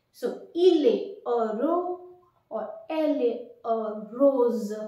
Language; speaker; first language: French; non-native, fluent; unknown